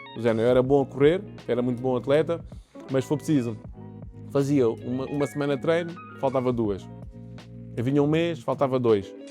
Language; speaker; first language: Portuguese; early bilingual, other home language; Kabuverdianu